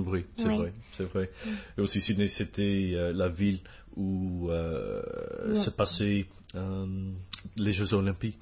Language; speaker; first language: French; non-native, fluent; English